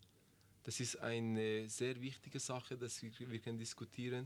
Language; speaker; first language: German; non-native, learner; Persian